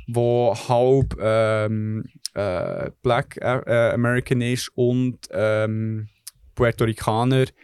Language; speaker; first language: German; early bilingual, other home language; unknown